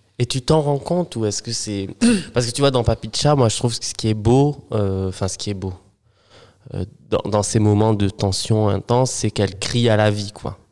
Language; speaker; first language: French; native; French